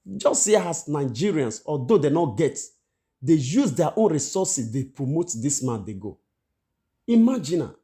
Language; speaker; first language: Nigerian Pidgin; non-native, local second language; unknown